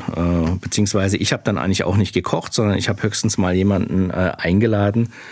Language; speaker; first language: German; native; German